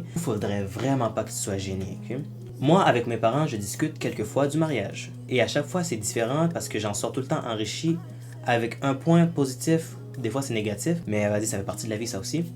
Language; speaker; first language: French; native; French